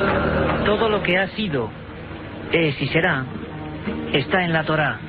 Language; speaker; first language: Spanish; native; Spanish